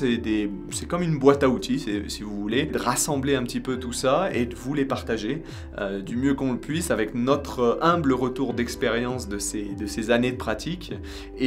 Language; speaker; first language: French; native; French